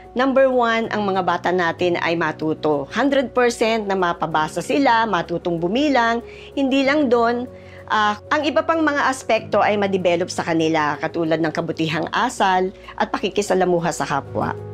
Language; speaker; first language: Filipino; native; Filipino